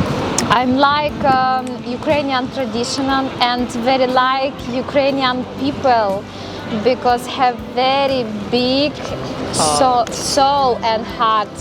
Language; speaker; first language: English; non-native, learner; Russian